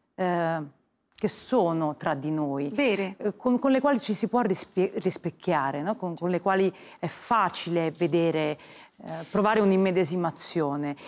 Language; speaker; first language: Italian; native; Italian